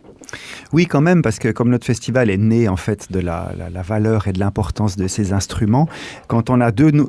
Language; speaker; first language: French; native; French